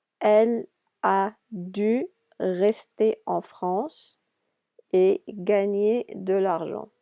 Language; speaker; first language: French; non-native, fluent; English